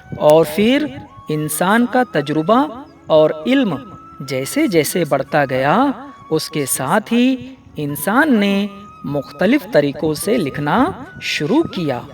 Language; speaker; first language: Urdu; native; Urdu